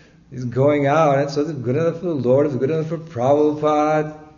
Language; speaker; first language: English; native; English